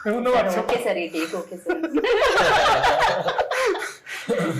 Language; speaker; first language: Telugu; native; Telugu